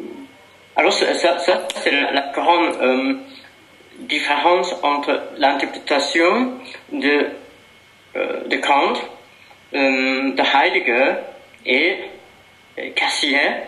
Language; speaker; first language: French; non-native, fluent; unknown